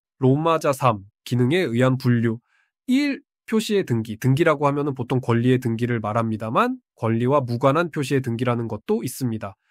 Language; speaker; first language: Korean; native; Korean